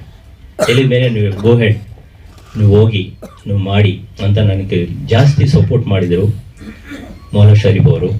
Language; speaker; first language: Kannada; non-native, fluent; Telugu